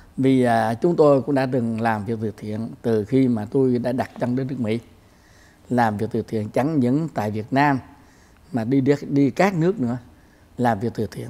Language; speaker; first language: Vietnamese; native; Vietnamese